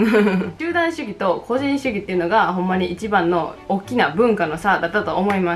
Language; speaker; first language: Japanese; native; Japanese